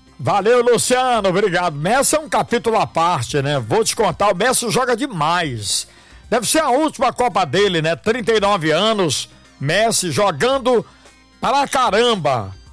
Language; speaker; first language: Portuguese; native; Portuguese